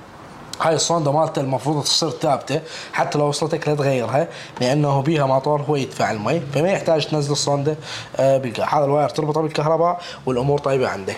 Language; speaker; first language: Arabic; native; Arabic